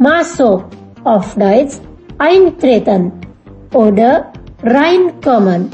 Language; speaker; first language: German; non-native, fluent; Indonesian